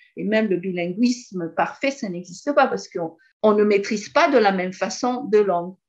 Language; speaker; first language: French; non-native, local second language; Malagasy